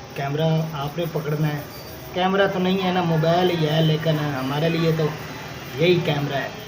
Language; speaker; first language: Urdu; non-native, local second language; Punjabi